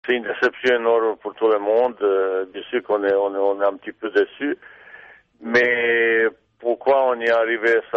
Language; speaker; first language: French; non-native, fluent; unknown